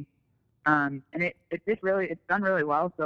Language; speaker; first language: English; native; English